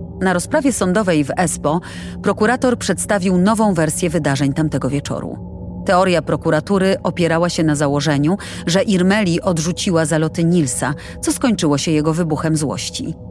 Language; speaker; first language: Polish; native; Polish